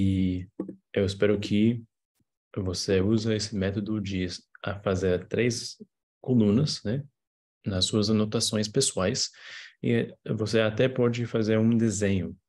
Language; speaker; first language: Portuguese; non-native, fluent; English